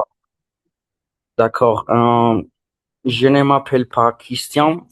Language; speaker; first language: French; non-native, learner; Spanish